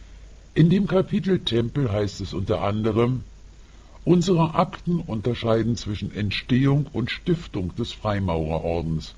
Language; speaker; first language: German; native; German